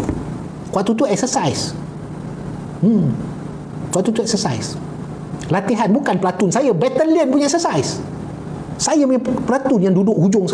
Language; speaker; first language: Malay; native; Malay